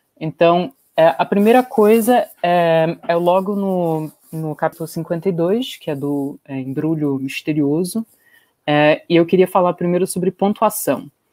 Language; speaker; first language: Portuguese; non-native, fluent; English